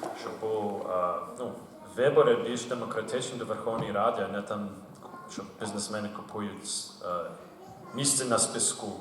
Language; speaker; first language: Ukrainian; early bilingual, heritage; Ukrainian